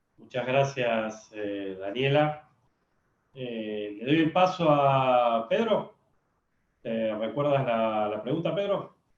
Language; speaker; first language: Spanish; native; Spanish